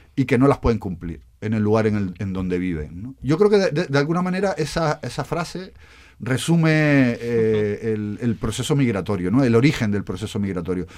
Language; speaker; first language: Spanish; native; Spanish